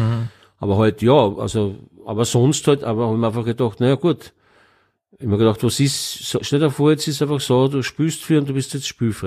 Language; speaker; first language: German; native; German